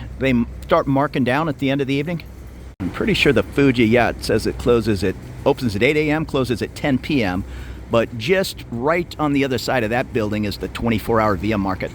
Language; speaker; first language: English; native; English